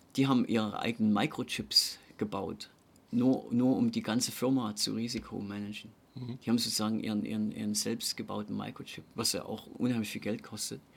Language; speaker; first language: German; native; German